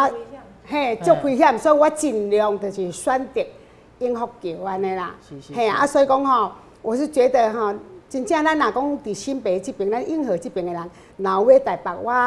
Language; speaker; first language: Chinese; non-native, local second language; Min Nan Chinese